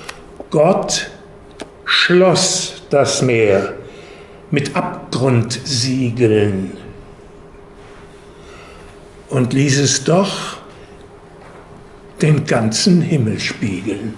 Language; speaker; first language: German; native; German